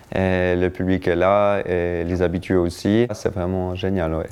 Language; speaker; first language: French; native; French